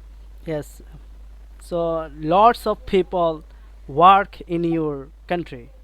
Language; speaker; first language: English; non-native, learner; Bangla